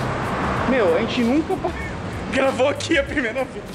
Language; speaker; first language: Portuguese; native; Portuguese